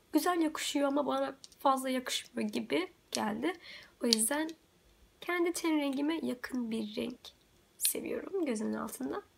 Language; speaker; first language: Turkish; early bilingual, heritage; Turkish